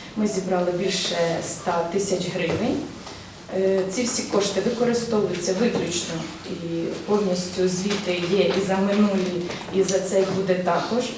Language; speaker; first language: Ukrainian; native; Ukrainian